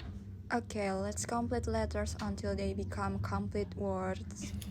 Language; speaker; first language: English; non-native, learner; Indonesian